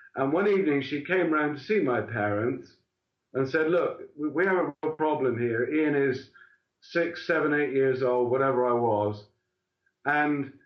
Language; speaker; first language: English; native; English